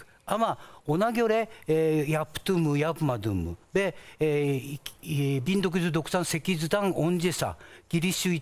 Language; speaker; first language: Turkish; non-native, fluent; Japanese